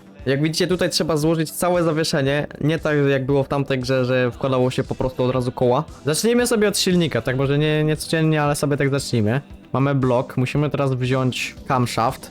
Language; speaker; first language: Polish; native; Polish